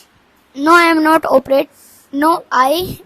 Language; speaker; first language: English; non-native, learner; Hindi